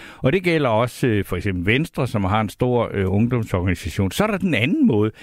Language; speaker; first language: Danish; native; Danish